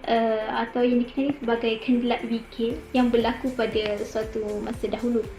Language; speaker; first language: Malay; native; Malay